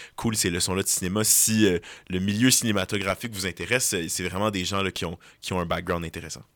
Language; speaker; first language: French; native; French